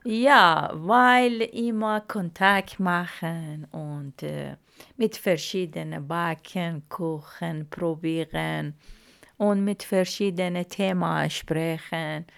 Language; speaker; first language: German; non-native, learner; Arabic